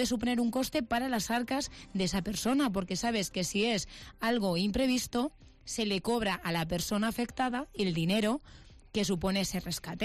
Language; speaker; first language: Spanish; native; Spanish